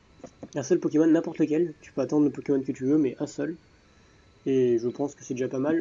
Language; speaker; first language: French; native; French